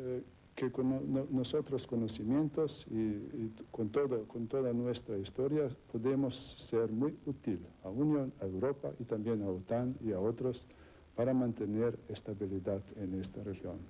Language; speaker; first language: Spanish; non-native, fluent; Slovenian